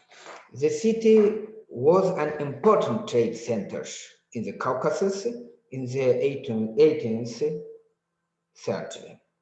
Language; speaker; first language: English; non-native, learner; Azerbaijani